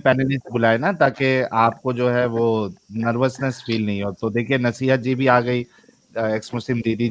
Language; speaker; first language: Hindi; native; Hindi